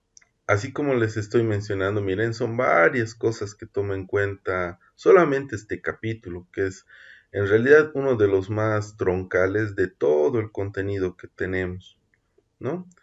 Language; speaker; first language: Spanish; native; Spanish